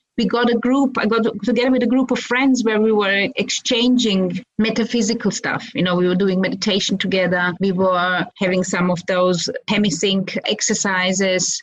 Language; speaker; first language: English; early bilingual, other home language; Croatian